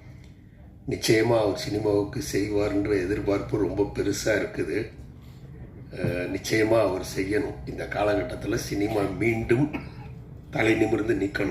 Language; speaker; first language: Tamil; native; Tamil